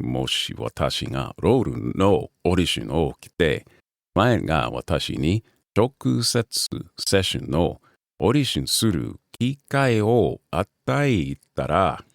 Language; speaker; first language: Japanese; non-native, learner; English